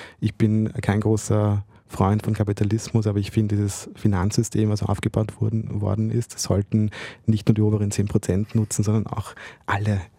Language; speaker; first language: German; early bilingual, other home language; Bosnian